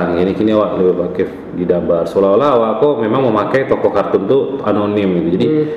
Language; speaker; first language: Indonesian; non-native, local second language; Minangkabau